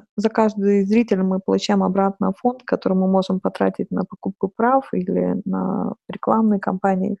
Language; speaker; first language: Russian; non-native, fluent; Lithuanian